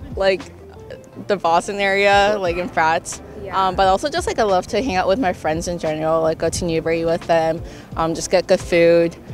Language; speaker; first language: English; early bilingual, other home language; Korean